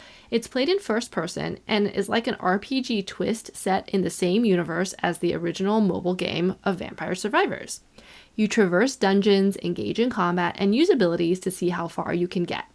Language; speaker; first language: English; native; English